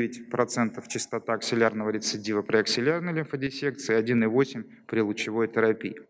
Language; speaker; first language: Russian; native; Russian